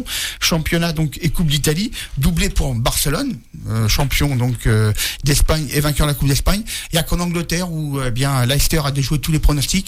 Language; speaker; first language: French; native; French